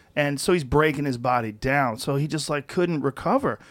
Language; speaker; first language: English; native; English